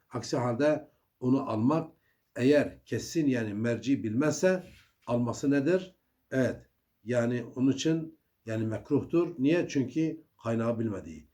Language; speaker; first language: Turkish; native; Turkish